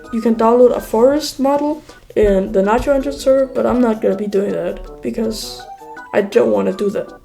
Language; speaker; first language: English; native; English